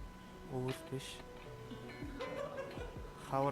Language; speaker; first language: Mongolian; non-native, learner; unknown